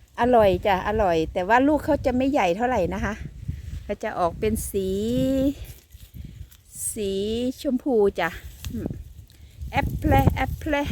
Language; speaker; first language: Thai; native; Thai